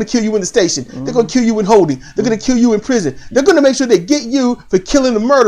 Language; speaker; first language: English; native; English